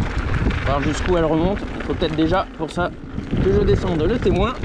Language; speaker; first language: French; native; French